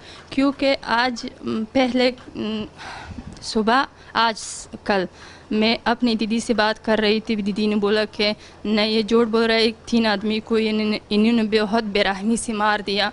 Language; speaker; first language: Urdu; non-native, learner; Pashto